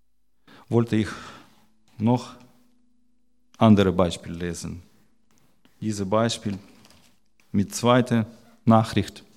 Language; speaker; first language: German; non-native, learner; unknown